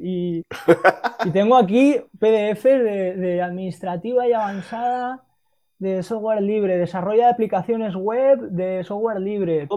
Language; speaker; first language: Spanish; non-native, local second language; Catalan